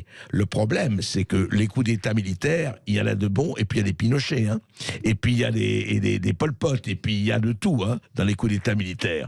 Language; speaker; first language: French; native; French